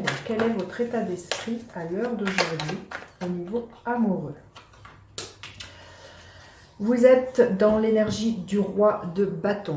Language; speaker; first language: French; native; French